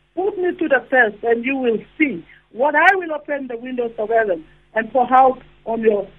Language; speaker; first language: English; non-native, fluent; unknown